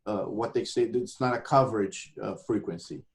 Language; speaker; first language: English; non-native, fluent; Portuguese